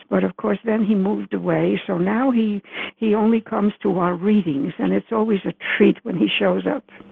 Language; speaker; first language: English; early bilingual, other home language; Spanish